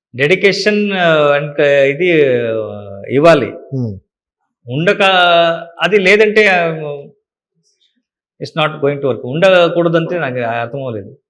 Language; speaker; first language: Telugu; non-native, learner; Kannada